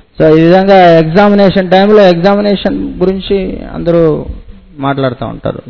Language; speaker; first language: Telugu; non-native, fluent; Hindi